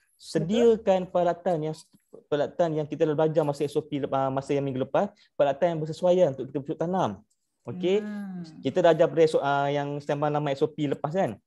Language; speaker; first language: Malay; native; Malay